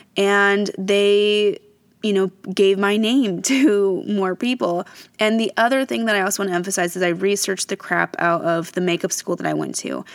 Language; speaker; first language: English; native; English